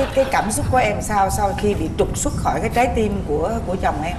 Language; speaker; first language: Vietnamese; native; Vietnamese